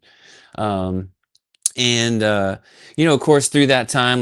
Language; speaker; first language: English; native; English